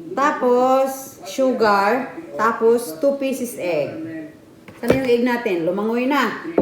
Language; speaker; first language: Filipino; non-native, local second language; Cebuano